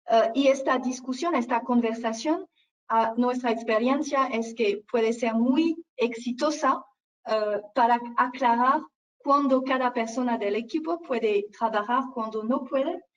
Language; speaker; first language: Spanish; non-native, fluent; French